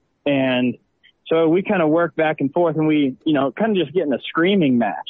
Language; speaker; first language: English; native; English